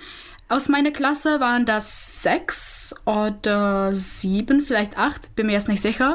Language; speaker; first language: German; non-native, fluent; Czech